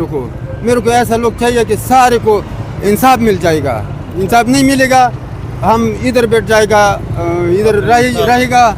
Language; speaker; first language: Hindi; non-native, local second language; Pashto